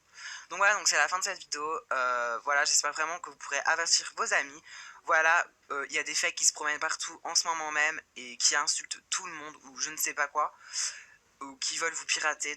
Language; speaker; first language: French; native; French